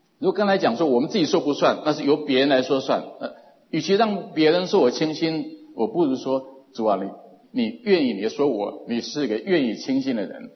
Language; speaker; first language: Chinese; native; Chinese